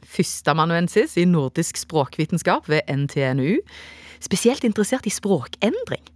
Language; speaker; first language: Norwegian; native; Norwegian